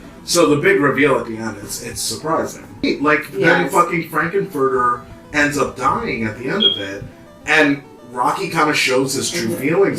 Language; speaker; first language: English; native; English